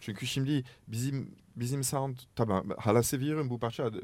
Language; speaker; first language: Turkish; non-native, learner; French